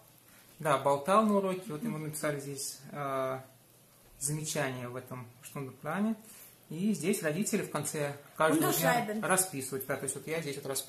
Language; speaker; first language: Russian; native; Russian